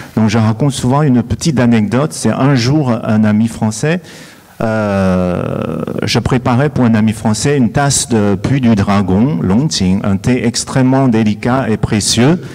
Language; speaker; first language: French; non-native, fluent; Chinese